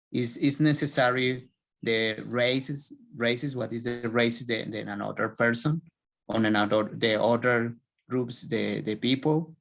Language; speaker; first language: English; non-native, learner; Spanish